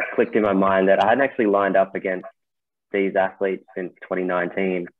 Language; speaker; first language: English; native; English